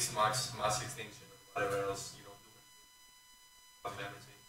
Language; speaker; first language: English; non-native, fluent; Greek